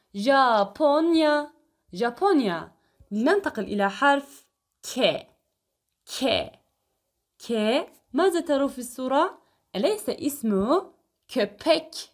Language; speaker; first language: Arabic; non-native, fluent; Turkish